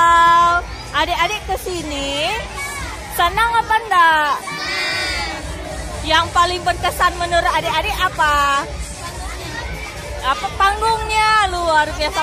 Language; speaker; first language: Indonesian; native; Indonesian